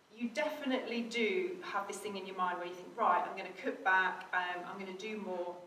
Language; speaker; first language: English; native; English